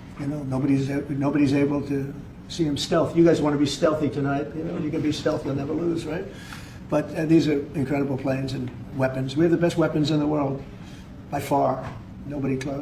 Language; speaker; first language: English; native; English